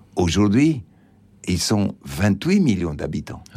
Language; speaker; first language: French; non-native, fluent; Spanish